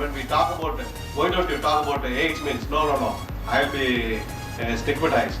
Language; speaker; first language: English; non-native, local second language; Tamil